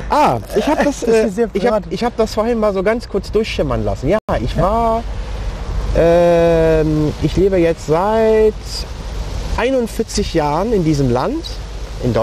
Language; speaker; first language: German; early bilingual, other home language; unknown